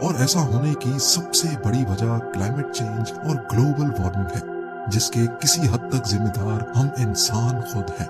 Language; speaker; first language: Urdu; native; Urdu